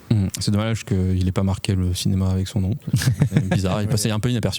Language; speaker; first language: French; native; French